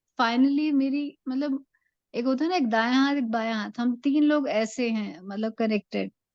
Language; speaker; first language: Hindi; native; Hindi